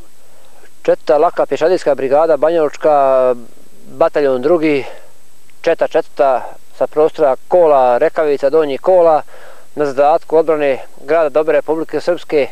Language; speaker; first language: Croatian; native; Croatian